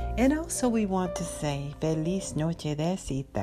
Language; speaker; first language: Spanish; non-native, learner; English